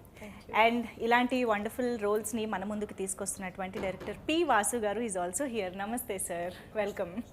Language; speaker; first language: Telugu; native; Telugu